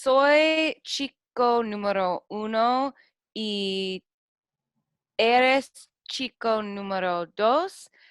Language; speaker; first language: Spanish; non-native, learner; English